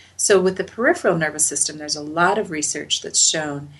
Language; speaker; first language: English; native; English